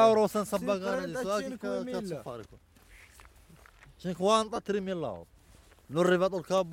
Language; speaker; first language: Italian; non-native, learner; Arabic